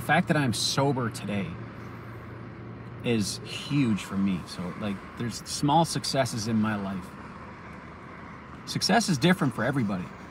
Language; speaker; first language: English; native; English